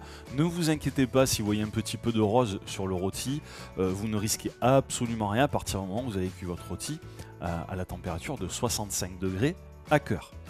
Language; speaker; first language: French; native; French